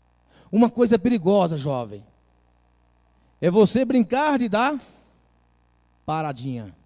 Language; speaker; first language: Portuguese; native; Portuguese